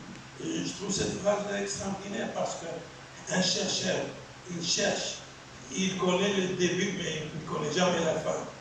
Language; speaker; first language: French; non-native, local second language; Arabic